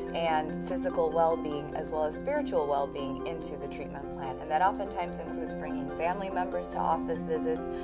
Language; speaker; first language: English; native; English